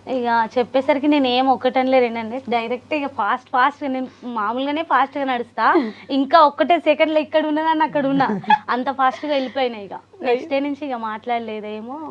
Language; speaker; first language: Telugu; native; Telugu